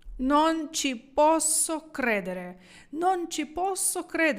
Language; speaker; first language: Italian; non-native, fluent; Ukrainian